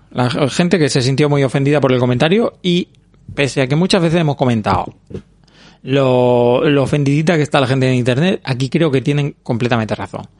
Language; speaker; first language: Spanish; native; Spanish